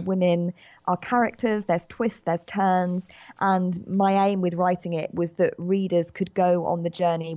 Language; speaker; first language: English; native; English